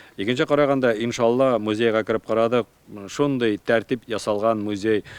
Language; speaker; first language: Tatar; native; Tatar